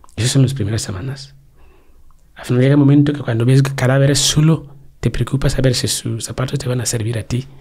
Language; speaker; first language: Spanish; non-native, fluent; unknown